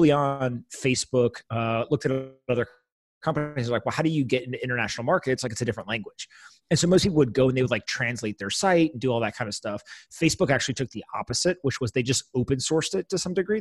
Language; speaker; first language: English; native; English